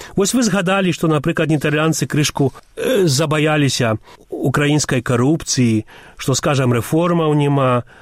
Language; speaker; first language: Belarusian; early bilingual, heritage; Belarusian